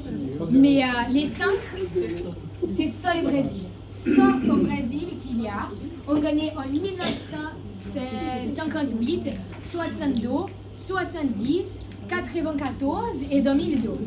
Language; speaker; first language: French; non-native, learner; Portuguese